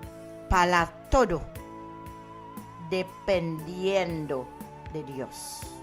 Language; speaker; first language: Spanish; non-native, learner; Haitian Creole